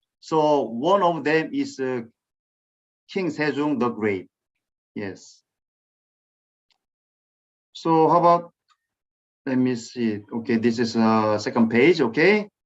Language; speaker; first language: English; non-native, fluent; Korean